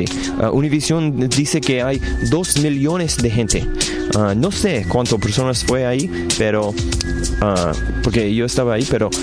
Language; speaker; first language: Spanish; non-native, learner; English